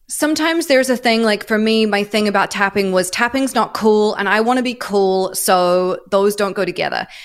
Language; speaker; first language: English; native; English